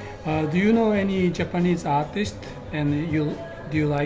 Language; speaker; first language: English; non-native, learner; Japanese